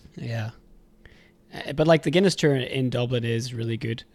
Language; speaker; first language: English; native; English